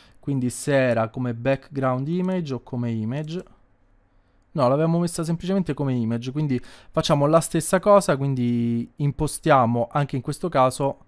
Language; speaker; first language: Italian; native; Italian